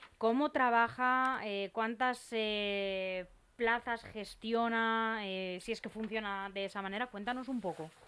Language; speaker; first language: Spanish; native; Spanish